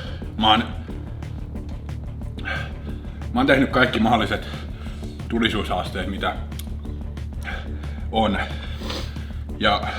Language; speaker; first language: Finnish; native; Finnish